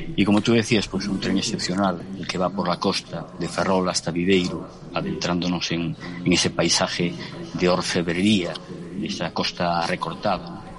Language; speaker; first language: Spanish; native; Spanish